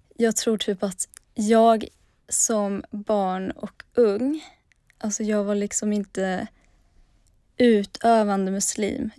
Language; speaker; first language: Swedish; early bilingual, other home language; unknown